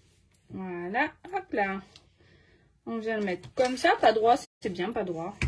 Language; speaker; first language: French; native; French